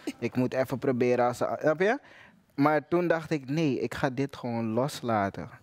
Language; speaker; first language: Dutch; native; Dutch